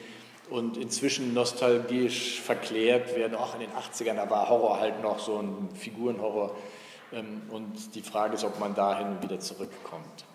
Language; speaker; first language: German; native; German